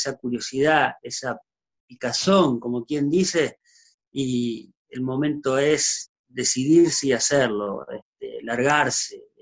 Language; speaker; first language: Spanish; native; Spanish